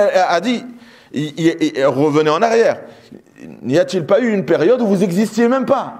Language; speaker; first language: French; native; French